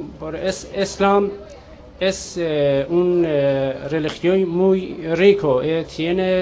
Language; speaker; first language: Spanish; non-native, learner; Persian